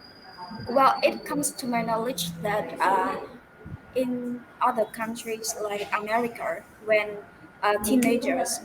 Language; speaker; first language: English; non-native, fluent; Vietnamese